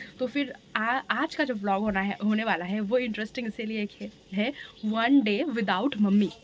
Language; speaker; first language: Hindi; non-native, local second language; Bangla